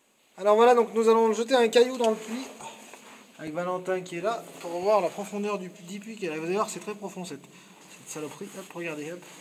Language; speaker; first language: French; native; French